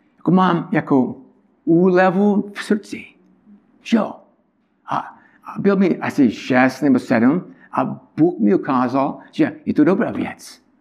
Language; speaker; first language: Czech; non-native, learner; English